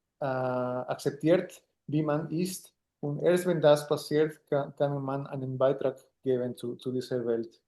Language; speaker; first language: German; non-native, fluent; Spanish